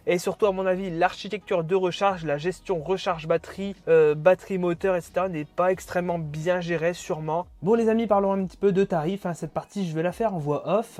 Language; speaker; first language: French; native; French